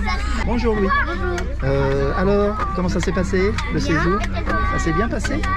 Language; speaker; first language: French; native; French